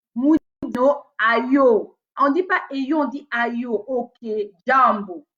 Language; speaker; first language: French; non-native, local second language; Lingala